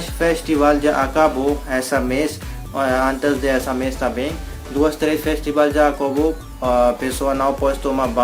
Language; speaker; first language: Portuguese; non-native, learner; Hindi